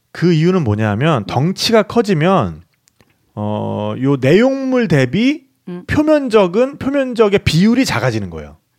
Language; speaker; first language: Korean; native; Korean